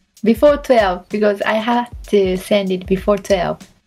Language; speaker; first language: English; non-native, learner; Japanese